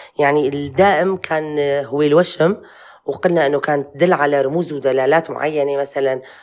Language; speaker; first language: Arabic; non-native, local second language; Kurdish